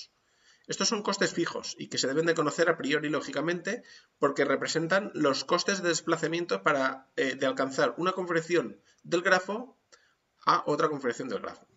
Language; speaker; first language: Spanish; native; Spanish